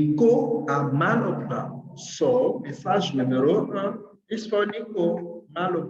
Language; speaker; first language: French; non-native, fluent; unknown